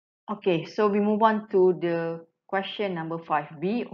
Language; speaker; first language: English; non-native, local second language; Malay